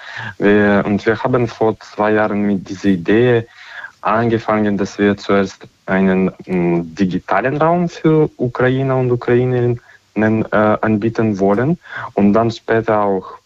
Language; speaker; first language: German; non-native, fluent; Ukrainian